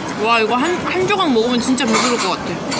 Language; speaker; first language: Korean; native; Korean